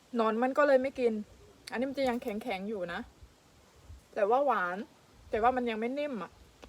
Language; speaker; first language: Thai; native; Thai